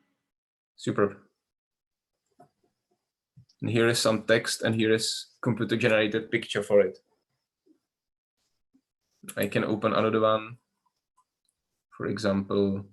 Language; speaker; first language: English; non-native, learner; Czech